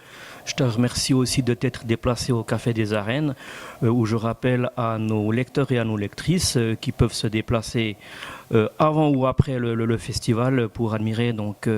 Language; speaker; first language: French; native; French